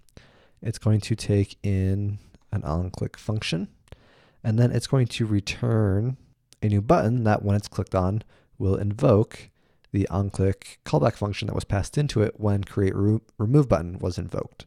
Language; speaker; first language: English; native; English